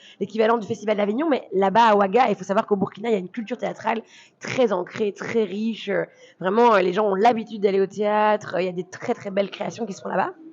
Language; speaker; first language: French; early bilingual, other home language; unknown